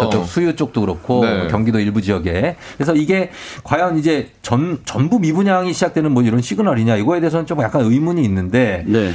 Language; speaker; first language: Korean; native; Korean